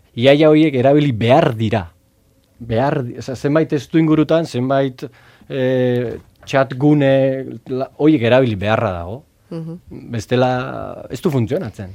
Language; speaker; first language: Basque; native; Basque